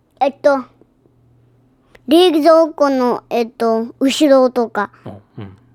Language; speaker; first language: Japanese; early bilingual, heritage; Japanese